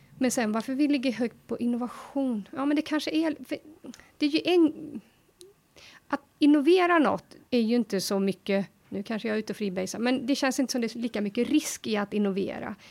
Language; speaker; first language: Swedish; native; Swedish